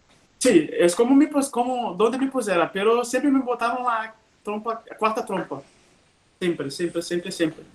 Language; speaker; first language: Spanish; non-native, learner; Portuguese